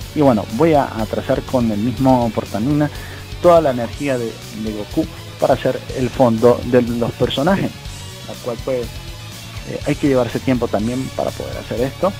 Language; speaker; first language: Spanish; native; Spanish